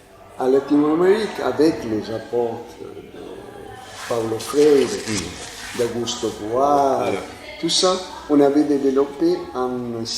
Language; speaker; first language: French; non-native, fluent; Spanish